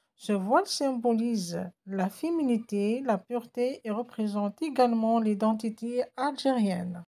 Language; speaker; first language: French; non-native, local second language; Arabic